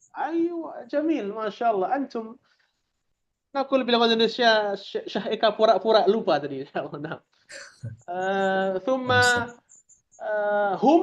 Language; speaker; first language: Arabic; non-native, fluent; Indonesian